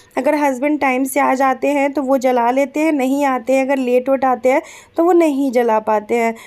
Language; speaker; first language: Hindi; native; Hindi